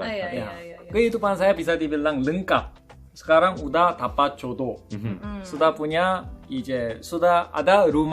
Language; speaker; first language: Indonesian; non-native, fluent; Korean